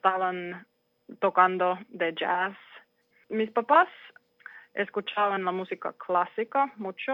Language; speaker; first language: Spanish; non-native, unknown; Finnish